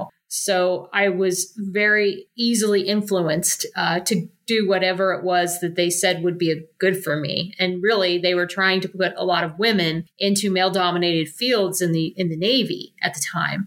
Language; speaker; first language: English; native; English